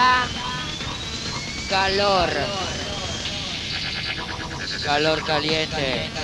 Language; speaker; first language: Spanish; non-native, learner; Italian